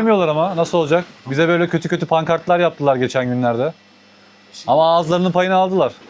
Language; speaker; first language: Turkish; native; Turkish